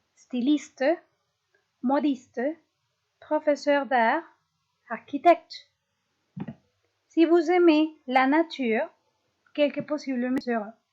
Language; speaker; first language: French; non-native, fluent; Spanish